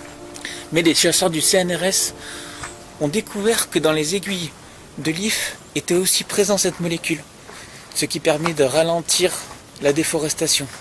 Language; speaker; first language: French; native; French